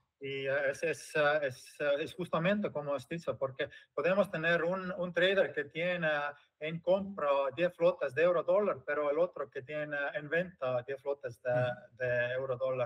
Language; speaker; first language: Spanish; non-native, fluent; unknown